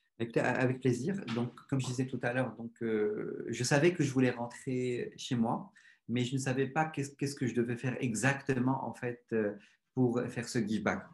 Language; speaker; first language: French; non-native, local second language; Arabic